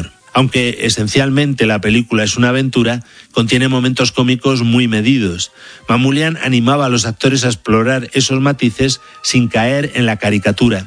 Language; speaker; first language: Spanish; native; Spanish